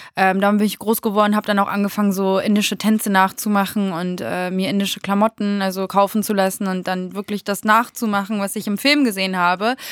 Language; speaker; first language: German; native; German